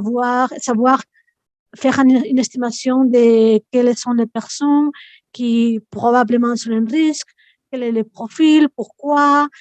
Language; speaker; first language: French; non-native, fluent; Spanish